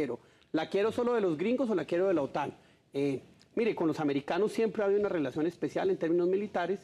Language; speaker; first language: Spanish; native; Spanish